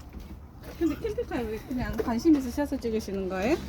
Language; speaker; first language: Korean; native; Korean